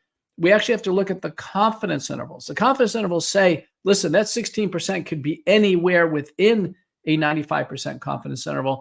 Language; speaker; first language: English; native; English